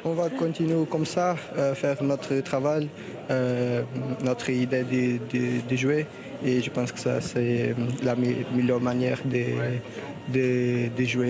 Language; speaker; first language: French; non-native, learner; Portuguese